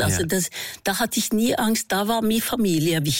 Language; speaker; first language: German; non-native, fluent; Norwegian